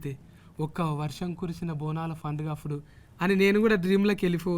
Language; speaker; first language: Telugu; native; Telugu